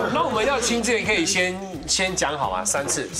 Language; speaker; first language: Chinese; native; Chinese